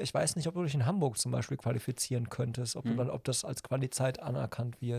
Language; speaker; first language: German; native; German